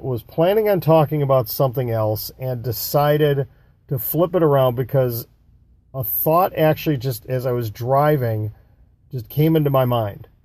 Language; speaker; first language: English; native; English